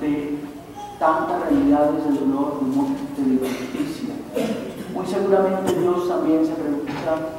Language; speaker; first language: Spanish; native; Spanish